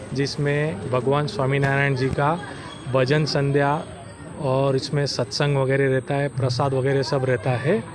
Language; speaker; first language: Hindi; non-native, local second language; Gujarati